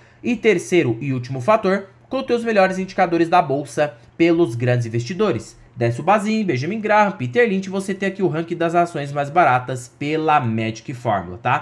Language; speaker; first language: Portuguese; native; Portuguese